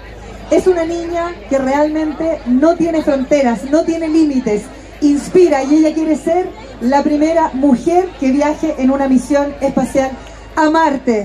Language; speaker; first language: Spanish; native; Spanish